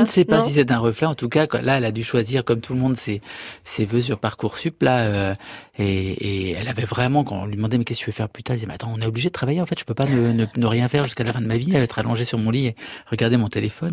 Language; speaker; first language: French; native; French